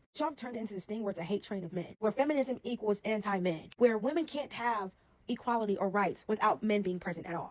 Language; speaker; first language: English; native; English